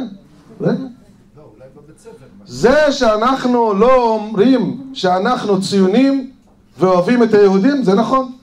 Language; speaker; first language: Hebrew; non-native, fluent; Arabic